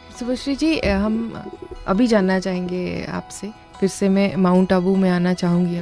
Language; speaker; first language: Hindi; non-native, local second language; Odia